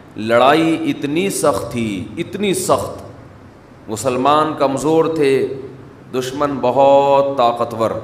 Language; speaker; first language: Urdu; native; Urdu